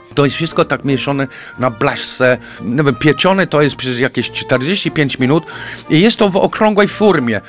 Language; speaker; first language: Polish; non-native, fluent; English